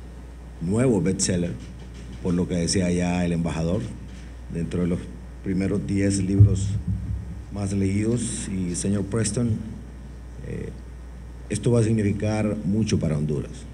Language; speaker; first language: Spanish; native; Spanish